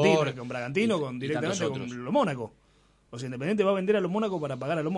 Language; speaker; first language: Spanish; native; Spanish